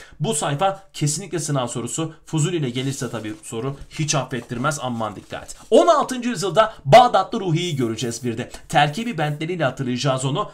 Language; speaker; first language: Turkish; native; Turkish